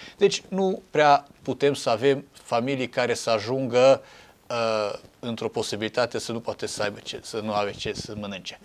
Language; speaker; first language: Romanian; non-native, local second language; Hungarian